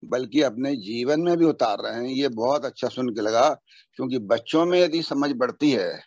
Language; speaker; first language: Hindi; native; Hindi